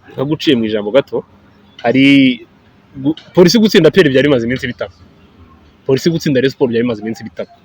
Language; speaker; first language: Kinyarwanda; native; Kinyarwanda